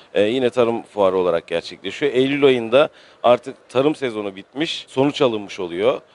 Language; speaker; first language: Turkish; native; Turkish